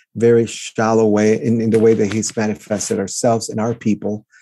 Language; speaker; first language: English; early bilingual, other home language; Spanish